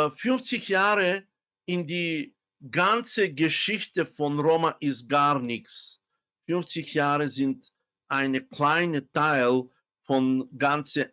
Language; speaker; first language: German; non-native, fluent; Romany